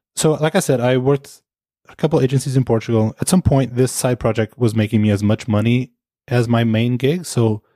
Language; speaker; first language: English; non-native, fluent; Portuguese